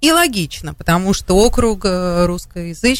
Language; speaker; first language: Russian; native; Russian